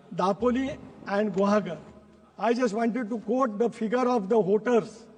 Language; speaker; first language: English; non-native, local second language; Marathi